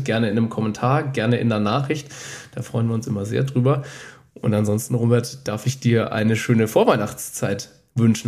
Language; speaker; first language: German; native; German